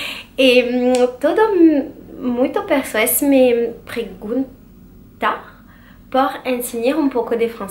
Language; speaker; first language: Portuguese; non-native, learner; French